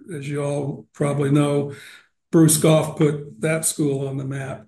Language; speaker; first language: English; native; English